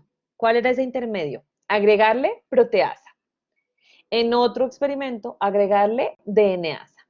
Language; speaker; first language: Spanish; native; Spanish